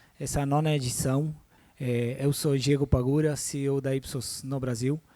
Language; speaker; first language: Portuguese; non-native, fluent; Spanish